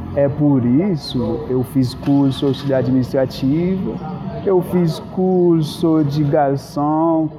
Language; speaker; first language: Portuguese; non-native, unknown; Haitian Creole